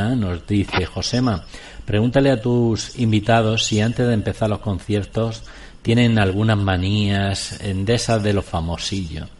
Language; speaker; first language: Spanish; native; Spanish